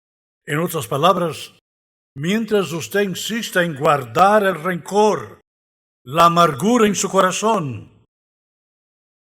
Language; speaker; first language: Spanish; non-native, fluent; Portuguese